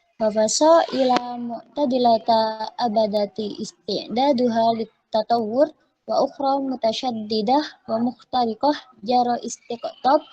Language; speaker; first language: Arabic; non-native, learner; Indonesian